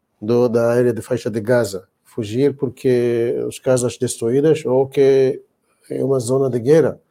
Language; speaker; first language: Portuguese; non-native, learner; Hebrew